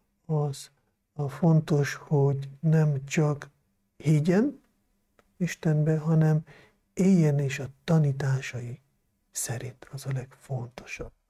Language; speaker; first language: Hungarian; non-native, local second language; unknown